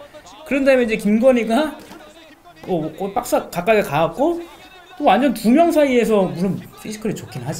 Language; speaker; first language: Korean; native; Korean